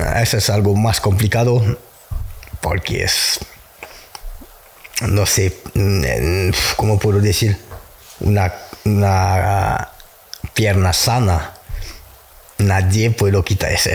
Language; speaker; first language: Spanish; non-native, learner; French